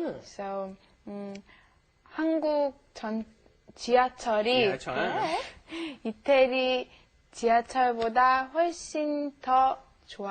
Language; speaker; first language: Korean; non-native, learner; Italian